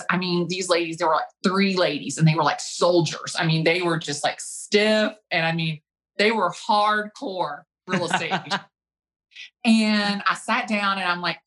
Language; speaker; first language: English; native; English